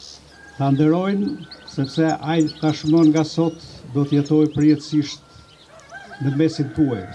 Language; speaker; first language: Albanian; native; Albanian